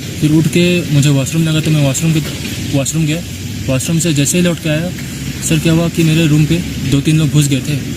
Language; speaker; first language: Hindi; non-native, local second language; Assamese